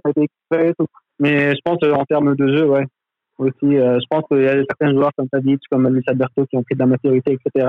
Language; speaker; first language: French; non-native, local second language; Arabic